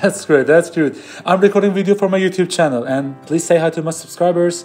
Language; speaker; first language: English; non-native, learner; Persian